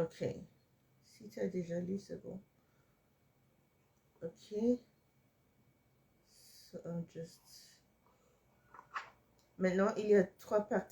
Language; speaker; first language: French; non-native, fluent; English